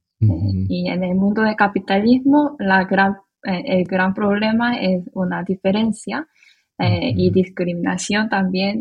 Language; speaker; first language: Spanish; non-native, fluent; Korean